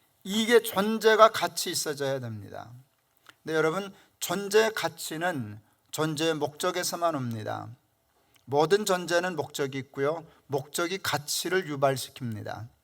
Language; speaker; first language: Korean; native; Korean